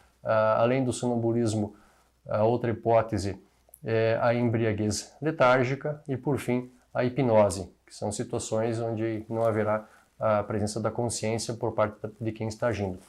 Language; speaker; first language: Portuguese; native; Portuguese